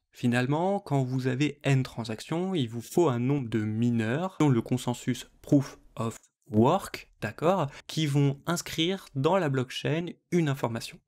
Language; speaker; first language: French; native; French